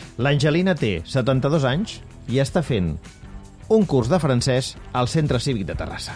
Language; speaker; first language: Catalan; native; Catalan